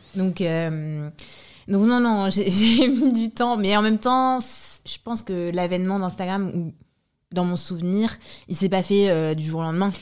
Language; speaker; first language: French; native; French